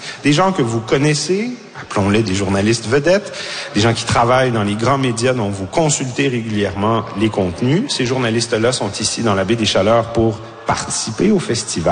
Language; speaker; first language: French; native; French